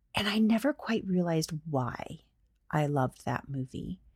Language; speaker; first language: English; native; English